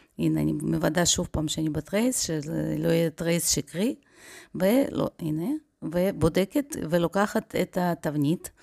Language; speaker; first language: Hebrew; non-native, fluent; Russian